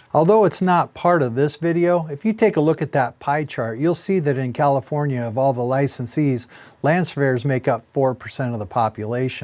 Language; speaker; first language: English; native; English